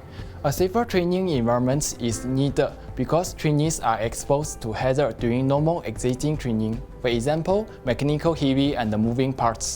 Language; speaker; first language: English; non-native, local second language; Chinese